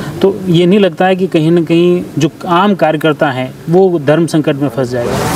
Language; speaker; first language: Hindi; native; Hindi